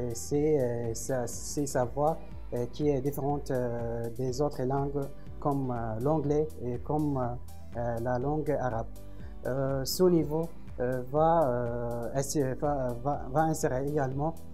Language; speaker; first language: French; non-native, fluent; Arabic